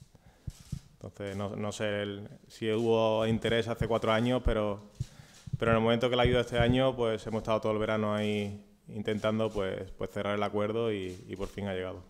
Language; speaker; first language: Spanish; native; Spanish